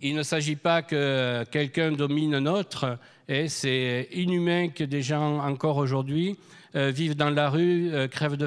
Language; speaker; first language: French; native; French